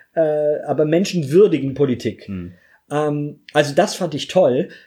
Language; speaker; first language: German; native; German